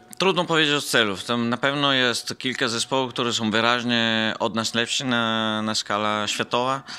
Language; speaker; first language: Polish; non-native, fluent; Italian